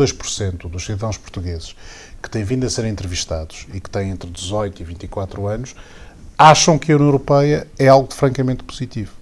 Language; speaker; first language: Portuguese; native; Portuguese